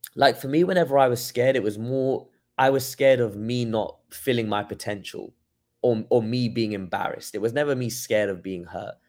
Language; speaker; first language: English; native; English